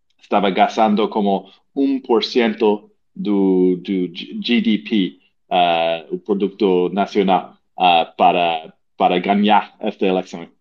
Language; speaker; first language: Portuguese; non-native, learner; English